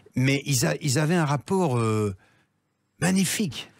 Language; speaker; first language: French; native; French